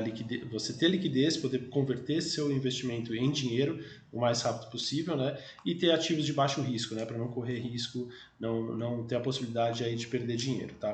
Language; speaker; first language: Portuguese; native; Portuguese